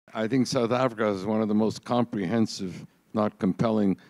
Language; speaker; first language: English; native; English